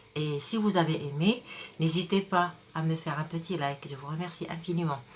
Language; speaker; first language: French; non-native, local second language; Arabic